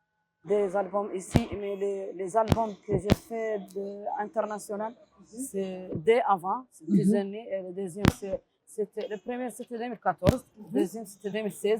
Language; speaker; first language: French; non-native, learner; Arabic